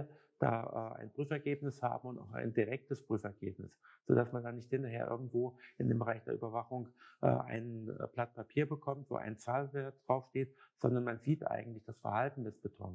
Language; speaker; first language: German; native; German